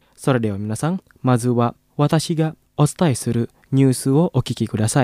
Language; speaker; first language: Japanese; non-native, fluent; Indonesian